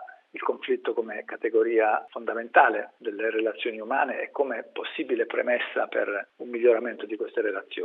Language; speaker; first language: Italian; native; Italian